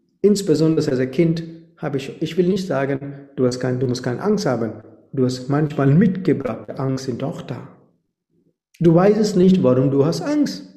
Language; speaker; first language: German; non-native, fluent; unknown